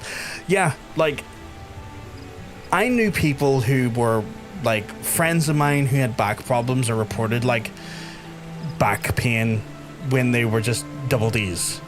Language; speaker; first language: English; native; English